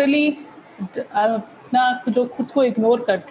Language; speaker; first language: English; non-native, local second language; Hindi